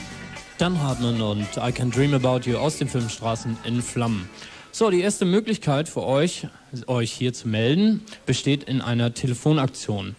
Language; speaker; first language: German; native; German